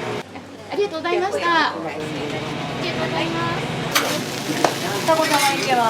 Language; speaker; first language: Japanese; native; Japanese